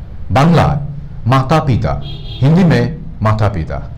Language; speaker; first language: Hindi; non-native, local second language; Bangla